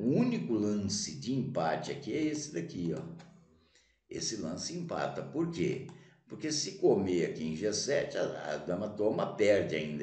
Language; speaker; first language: Portuguese; native; Portuguese